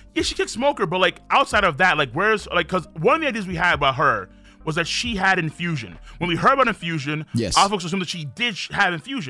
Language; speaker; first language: English; native; English